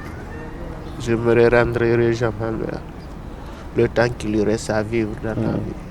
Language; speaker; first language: French; non-native, local second language; Fula